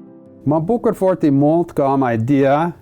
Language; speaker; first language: Romanian; early bilingual, heritage; English